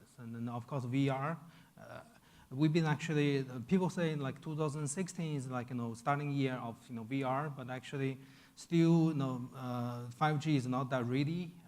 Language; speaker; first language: English; non-native, fluent; Chinese